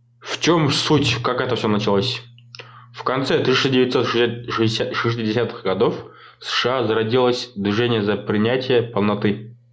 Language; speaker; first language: Russian; non-native, local second language; Kazakh